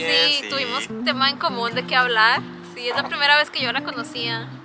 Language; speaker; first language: Spanish; native; Spanish